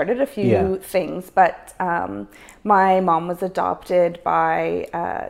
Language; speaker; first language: English; native; English